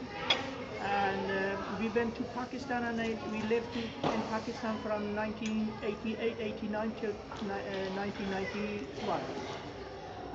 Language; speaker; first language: English; non-native, fluent; Persian